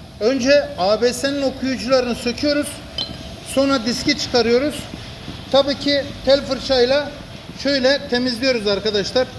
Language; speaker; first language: Turkish; native; Turkish